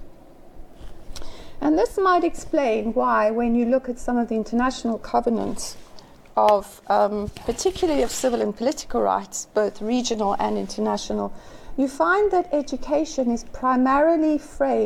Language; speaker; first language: English; native; English